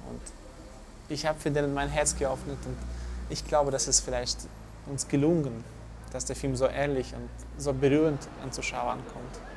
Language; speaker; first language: German; non-native, fluent; Russian